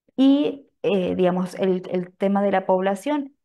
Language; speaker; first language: Spanish; native; Spanish